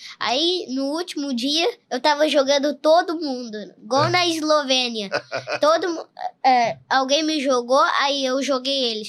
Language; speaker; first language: Portuguese; early bilingual, heritage; Portuguese